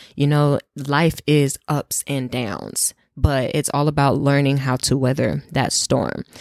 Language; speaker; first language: English; native; English